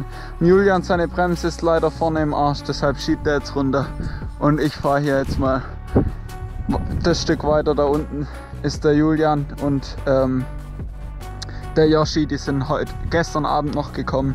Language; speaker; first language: German; native; German